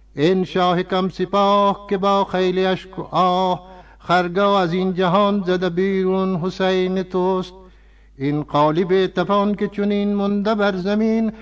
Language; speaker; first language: Persian; non-native, fluent; Urdu